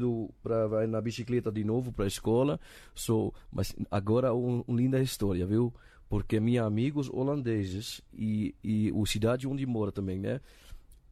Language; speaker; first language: Portuguese; non-native, learner; Dutch